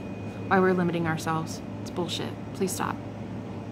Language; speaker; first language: English; native; English